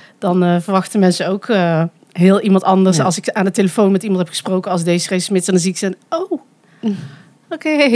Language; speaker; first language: Dutch; native; Dutch